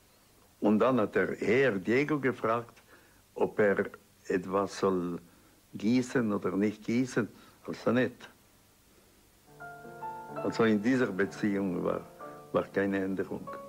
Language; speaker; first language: German; non-native, local second language; Italian